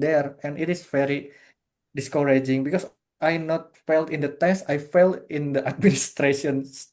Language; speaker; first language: English; non-native, fluent; Indonesian